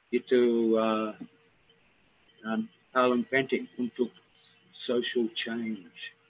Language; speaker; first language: Indonesian; non-native, fluent; English